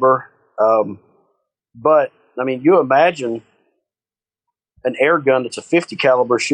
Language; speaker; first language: English; native; English